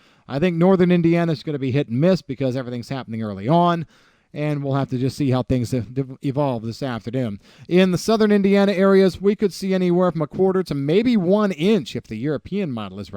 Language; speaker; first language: English; native; English